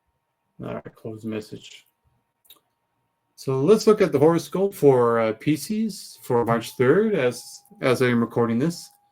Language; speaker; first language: English; native; English